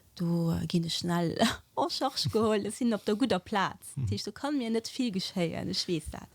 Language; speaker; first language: Luxembourgish; early bilingual, other home language; Portuguese